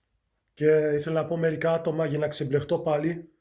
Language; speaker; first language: Greek; early bilingual, heritage; Greek